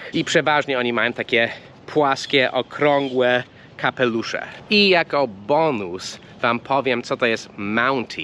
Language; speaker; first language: Polish; non-native, fluent; English